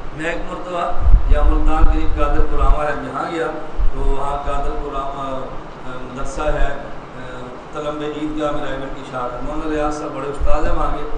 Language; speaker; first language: Urdu; non-native, local second language; Punjabi